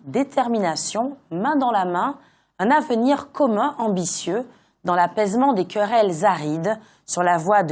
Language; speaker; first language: French; native; French